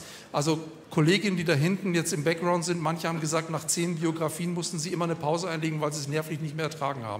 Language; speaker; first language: German; native; German